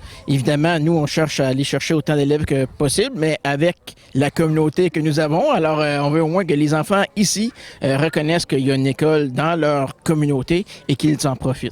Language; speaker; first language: French; native; French